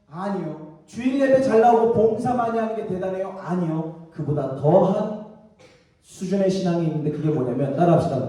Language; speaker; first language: Korean; native; Korean